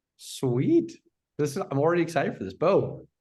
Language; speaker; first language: English; native; English